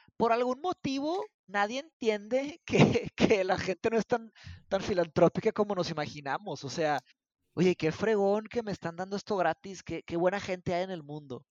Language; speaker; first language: Spanish; early bilingual, other home language; Portuguese